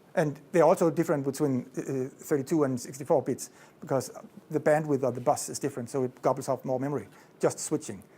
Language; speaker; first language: English; non-native, fluent; Danish